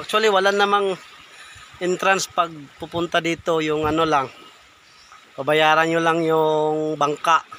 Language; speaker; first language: Filipino; non-native, local second language; Cebuano